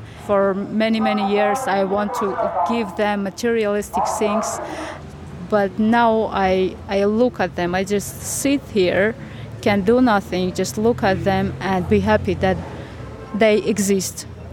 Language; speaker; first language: English; non-native, fluent; Armenian